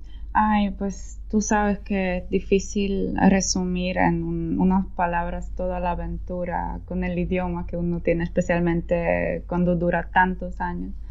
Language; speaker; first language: Spanish; non-native, fluent; Polish